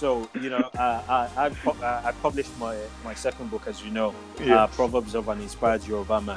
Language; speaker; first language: English; non-native, local second language; Yoruba